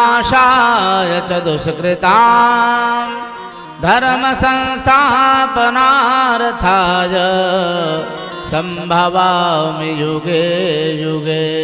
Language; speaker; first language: Hindi; native; Hindi